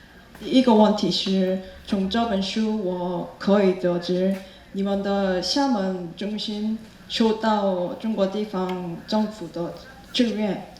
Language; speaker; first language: Chinese; non-native, fluent; Korean